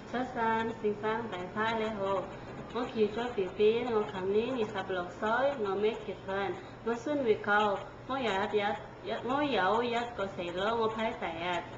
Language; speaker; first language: Cantonese; non-native, learner; Indonesian